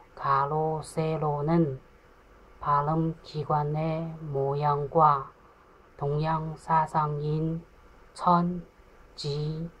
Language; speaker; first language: Korean; non-native, fluent; Chinese